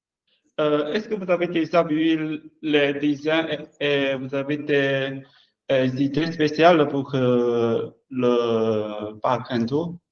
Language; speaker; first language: French; non-native, learner; Chinese